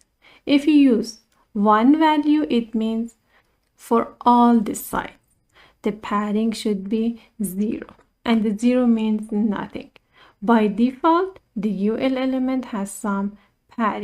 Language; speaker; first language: English; non-native, fluent; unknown